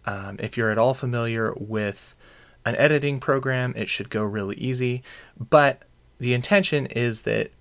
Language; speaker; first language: English; native; English